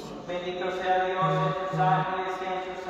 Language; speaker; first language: Spanish; native; Spanish